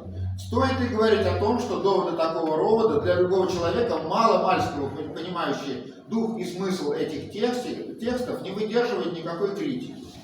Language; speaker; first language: Russian; native; Russian